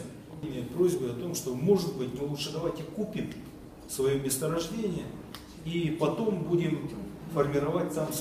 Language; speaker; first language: Russian; non-native, local second language; Tuvinian